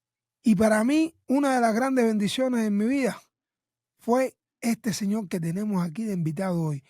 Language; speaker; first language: Spanish; native; Spanish